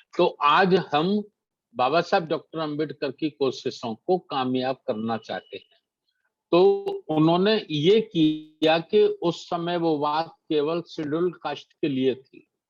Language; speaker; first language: Hindi; native; Hindi